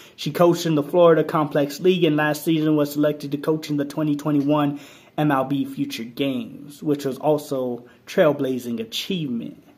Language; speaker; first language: English; native; English